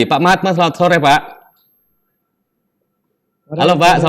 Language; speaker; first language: Indonesian; native; Indonesian